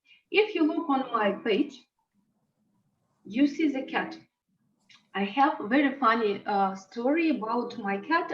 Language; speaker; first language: English; non-native, learner; Russian